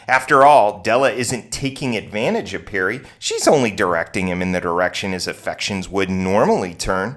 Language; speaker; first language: English; native; English